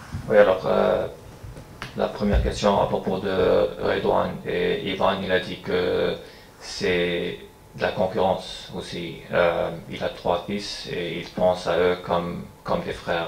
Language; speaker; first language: French; non-native, fluent; English